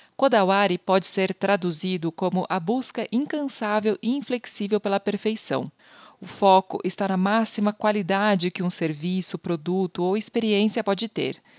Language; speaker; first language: Portuguese; native; Portuguese